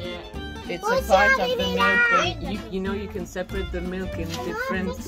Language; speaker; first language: English; non-native, fluent; French